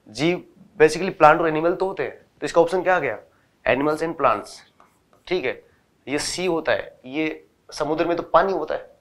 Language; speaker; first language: Hindi; native; Hindi